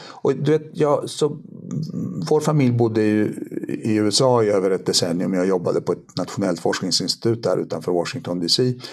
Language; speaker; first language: Swedish; early bilingual, other home language; Polish